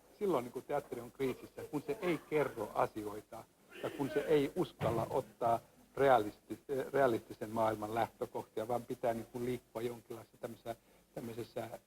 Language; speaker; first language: Finnish; non-native, local second language; Swedish